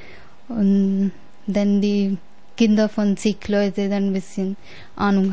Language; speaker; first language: German; non-native, learner; Punjabi